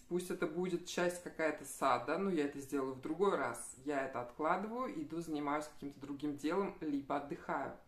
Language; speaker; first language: Russian; native; Russian